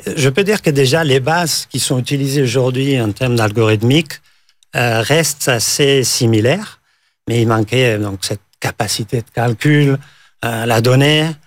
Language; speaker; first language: French; non-native, fluent; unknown